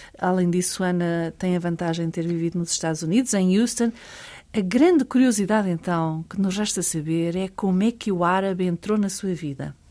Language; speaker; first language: Portuguese; native; Portuguese